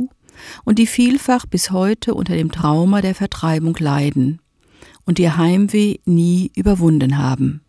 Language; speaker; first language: German; native; German